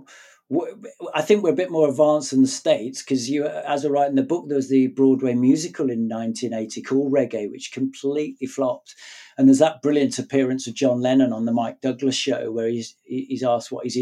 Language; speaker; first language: English; native; English